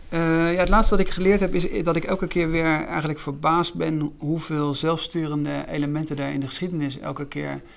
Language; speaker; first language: Dutch; native; Dutch